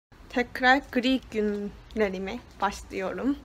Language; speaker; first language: Turkish; non-native, fluent; Korean